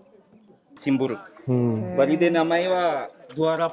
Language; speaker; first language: Japanese; non-native, learner; Indonesian